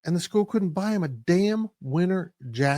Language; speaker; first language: English; native; English